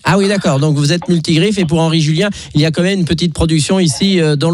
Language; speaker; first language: French; native; French